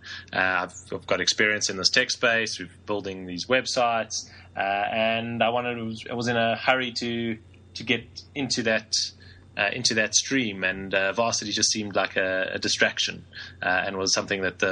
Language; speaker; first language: English; native; English